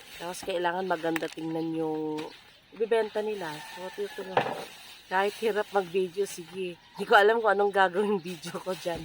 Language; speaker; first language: Filipino; native; Filipino